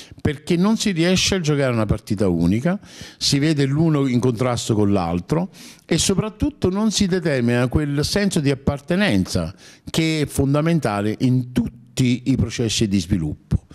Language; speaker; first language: Italian; native; Italian